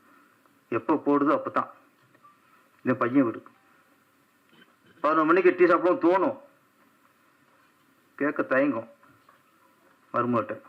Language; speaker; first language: Tamil; native; Tamil